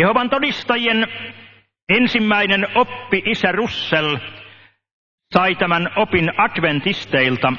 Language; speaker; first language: Finnish; native; Finnish